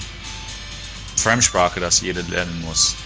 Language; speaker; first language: German; non-native, fluent; English